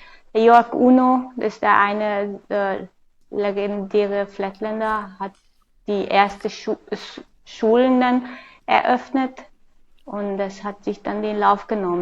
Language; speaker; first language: German; non-native, fluent; Hungarian